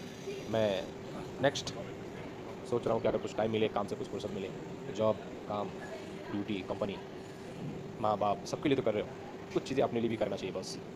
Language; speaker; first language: Hindi; non-native, local second language; Bangla